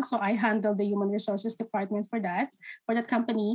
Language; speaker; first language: English; non-native, local second language; Filipino